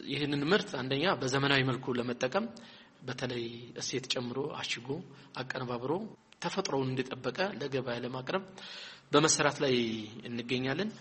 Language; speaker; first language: Amharic; native; Amharic